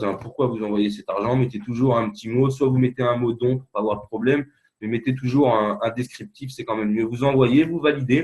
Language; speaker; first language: French; native; French